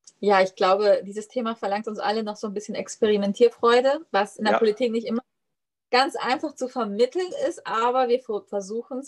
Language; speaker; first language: German; native; German